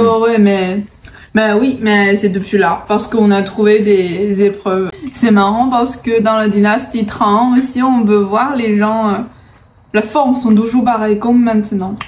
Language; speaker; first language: French; non-native, fluent; Chinese